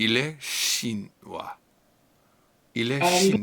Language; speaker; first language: French; non-native, learner; English